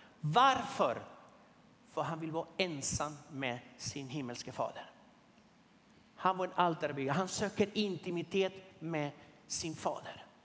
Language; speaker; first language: Swedish; non-native, fluent; Spanish